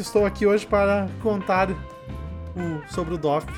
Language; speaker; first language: Portuguese; native; Portuguese